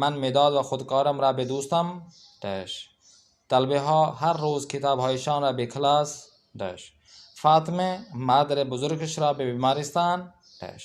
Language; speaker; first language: Persian; non-native, learner; Urdu